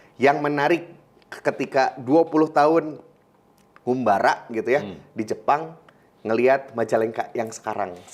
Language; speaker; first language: Indonesian; native; Indonesian